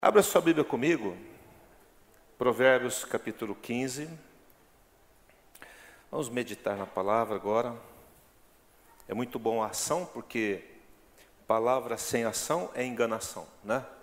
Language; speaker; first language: Portuguese; native; Portuguese